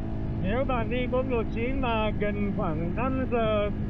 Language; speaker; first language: Vietnamese; non-native, fluent; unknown